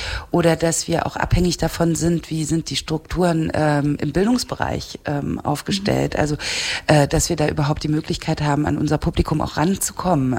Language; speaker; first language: German; native; German